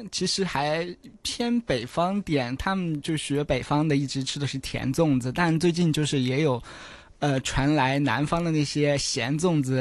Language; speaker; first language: Chinese; native; Chinese